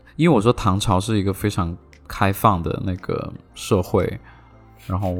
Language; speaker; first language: Chinese; non-native, local second language; Cantonese